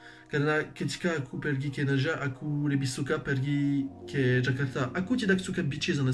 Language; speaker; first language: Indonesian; non-native, learner; French